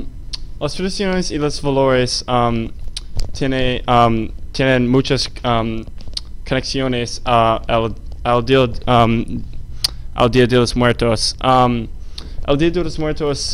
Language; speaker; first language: Spanish; non-native, learner; English